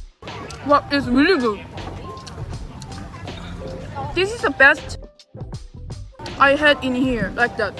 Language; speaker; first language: English; non-native, learner; Korean